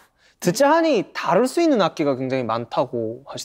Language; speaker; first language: Korean; native; Korean